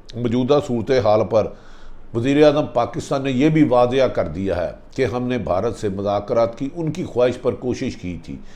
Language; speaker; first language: Urdu; non-native, local second language; Punjabi